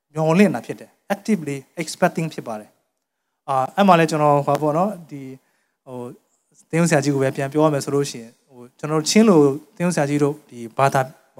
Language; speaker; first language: Burmese; non-native, local second language; Tedim Chin